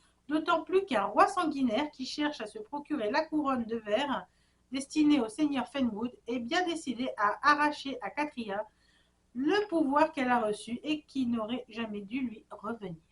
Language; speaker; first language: French; native; French